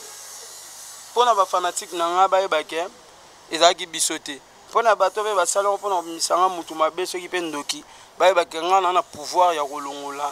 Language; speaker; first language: French; non-native, local second language; Lingala